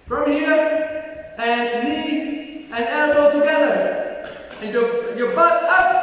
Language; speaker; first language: English; non-native, learner; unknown